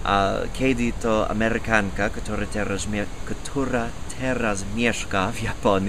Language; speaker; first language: Polish; non-native, fluent; English